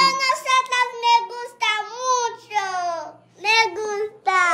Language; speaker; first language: Spanish; non-native, learner; Haitian Creole